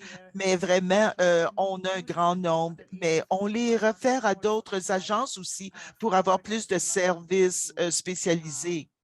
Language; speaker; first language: French; non-native, local second language; English